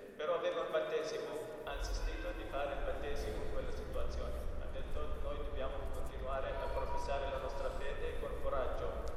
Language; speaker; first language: Italian; non-native, fluent; Kurdish